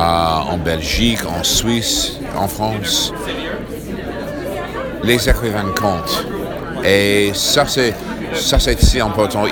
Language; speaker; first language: French; non-native, fluent; English